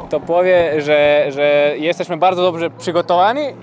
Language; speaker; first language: Polish; non-native, learner; Croatian